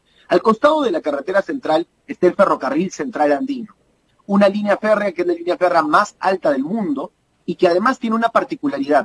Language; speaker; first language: Spanish; native; Spanish